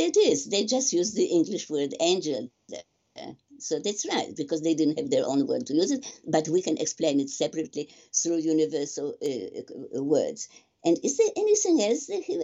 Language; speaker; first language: English; non-native, fluent; Polish